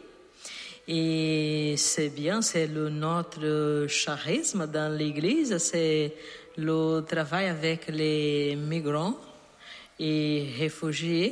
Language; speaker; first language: French; non-native, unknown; Portuguese